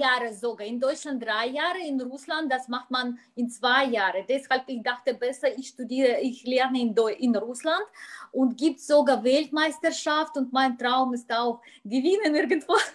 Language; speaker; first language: German; non-native, learner; Russian